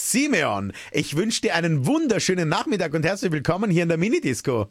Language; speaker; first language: German; native; German